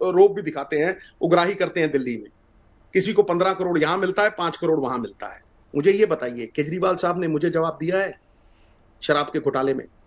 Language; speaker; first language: Hindi; non-native, local second language; Punjabi